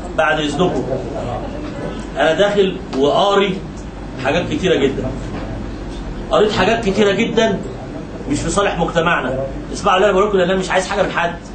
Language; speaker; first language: Egyptian Arabic; non-native, local second language; Arabic